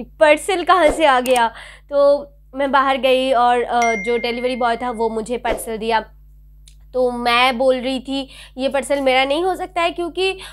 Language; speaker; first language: Hindi; non-native, local second language; Bangla